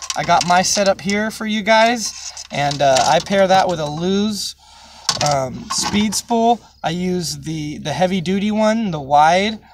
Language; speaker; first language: English; native; English